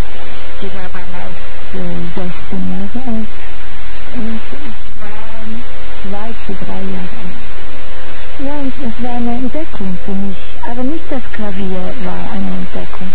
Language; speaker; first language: German; non-native, fluent; Portuguese